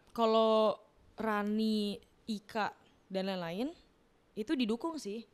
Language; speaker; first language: Indonesian; native; Indonesian